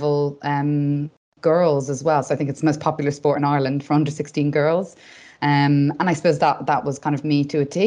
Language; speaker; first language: English; native; English